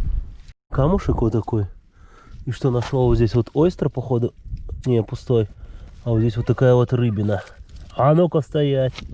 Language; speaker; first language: Russian; native; Russian